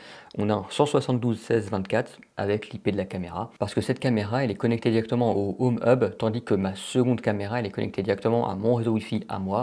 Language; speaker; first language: French; native; French